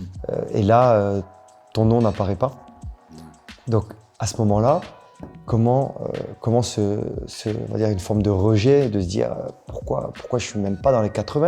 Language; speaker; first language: French; native; French